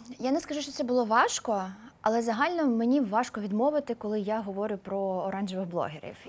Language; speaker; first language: Ukrainian; non-native, local second language; Russian